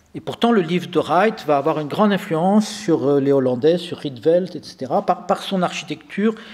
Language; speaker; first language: French; native; French